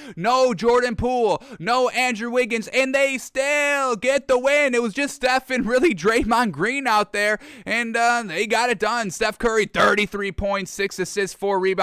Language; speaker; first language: English; native; English